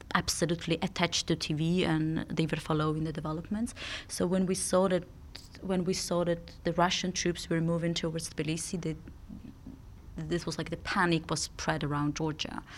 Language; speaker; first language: English; non-native, fluent; Georgian